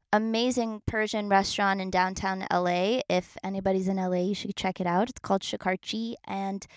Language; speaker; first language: English; native; English